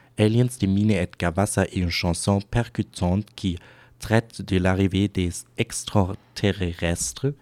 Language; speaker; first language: French; non-native, fluent; German